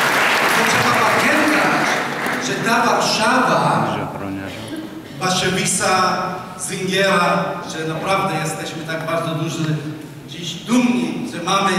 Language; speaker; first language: Polish; non-native, fluent; Hebrew